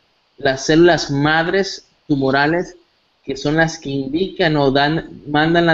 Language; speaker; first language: Spanish; native; Spanish